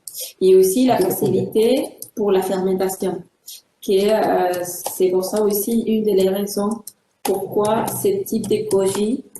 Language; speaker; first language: French; non-native, fluent; Spanish